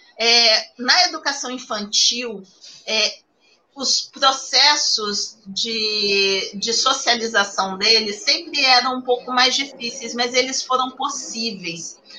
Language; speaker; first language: Portuguese; native; Portuguese